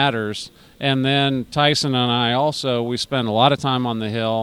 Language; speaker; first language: English; native; English